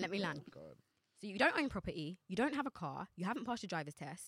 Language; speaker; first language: English; native; English